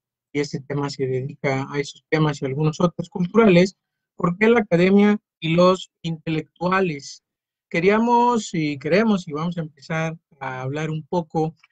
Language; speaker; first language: Spanish; native; Spanish